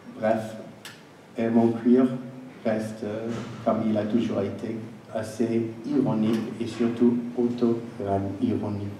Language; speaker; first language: French; non-native, fluent; English